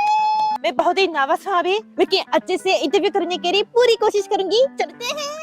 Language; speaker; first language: Hindi; non-native, fluent; Japanese